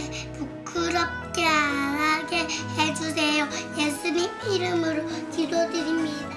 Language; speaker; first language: Korean; non-native, learner; Nepali